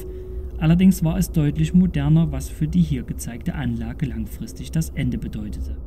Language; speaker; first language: German; native; German